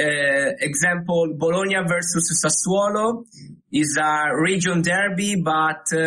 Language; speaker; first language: English; non-native, learner; Italian